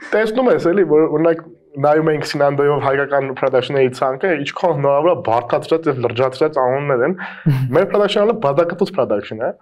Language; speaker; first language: Armenian; native; Armenian